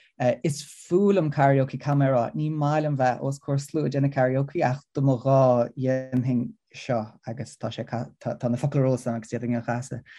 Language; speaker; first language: Irish; non-native, local second language; English